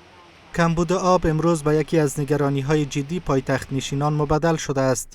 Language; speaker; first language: Persian; native; Persian